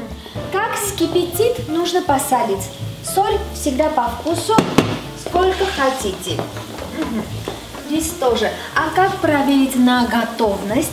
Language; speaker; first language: Russian; non-native, fluent; Armenian